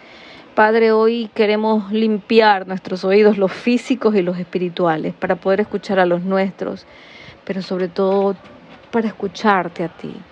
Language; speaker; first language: Spanish; native; Spanish